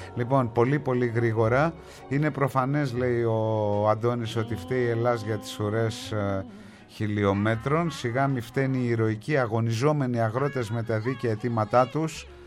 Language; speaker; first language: Greek; native; Greek